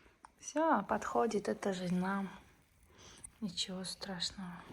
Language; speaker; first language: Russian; non-native, local second language; Tajik